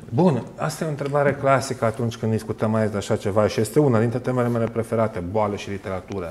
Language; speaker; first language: Romanian; native; Romanian